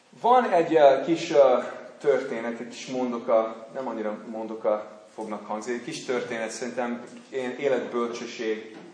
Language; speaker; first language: Hungarian; non-native, fluent; English